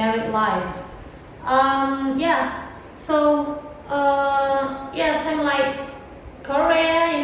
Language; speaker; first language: English; non-native, learner; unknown